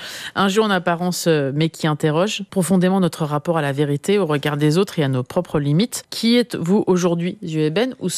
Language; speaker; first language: French; native; French